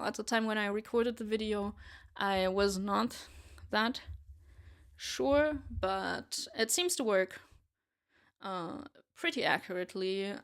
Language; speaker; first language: English; non-native, fluent; German